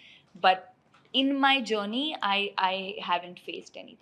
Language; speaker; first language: English; non-native, local second language; Hindi